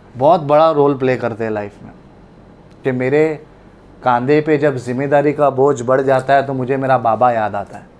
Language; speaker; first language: Hindi; non-native, local second language; Urdu